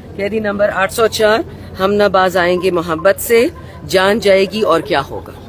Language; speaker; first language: Urdu; non-native, local second language; Pashto